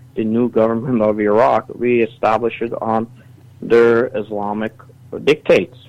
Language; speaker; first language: English; early bilingual, other home language; Assyrian Neo-Aramaic